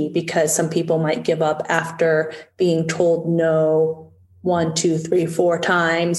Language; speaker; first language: English; native; English